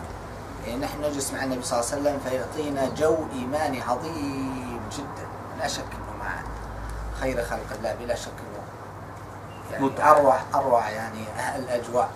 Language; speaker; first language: Arabic; native; Arabic